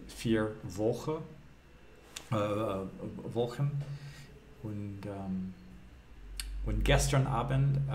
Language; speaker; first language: German; non-native, learner; English